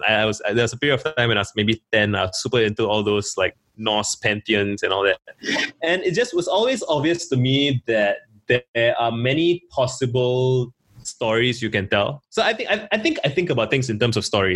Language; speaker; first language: English; native; English